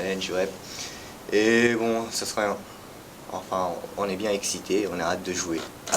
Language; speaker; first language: French; early bilingual, heritage; French